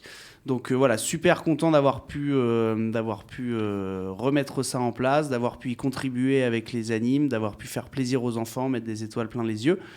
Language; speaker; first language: French; native; French